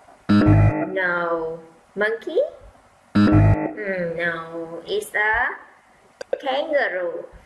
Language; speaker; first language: English; non-native, fluent; Vietnamese